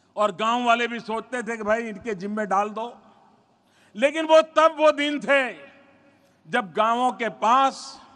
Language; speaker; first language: Hindi; non-native, local second language; Gujarati